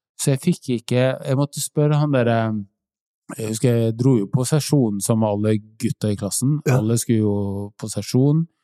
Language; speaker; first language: Norwegian; native; Norwegian